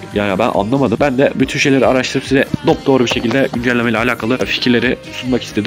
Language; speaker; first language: Turkish; native; Turkish